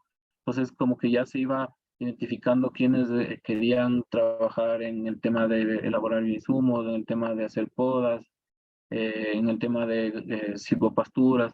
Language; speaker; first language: Spanish; native; Spanish